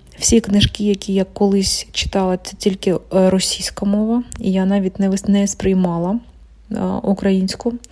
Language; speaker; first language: Ukrainian; non-native, local second language; Russian